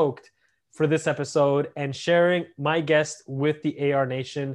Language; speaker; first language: English; native; English